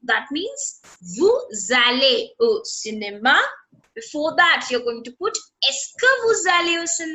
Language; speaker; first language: French; non-native, fluent; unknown